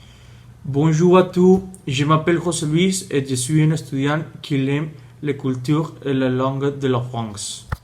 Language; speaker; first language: French; non-native, learner; Spanish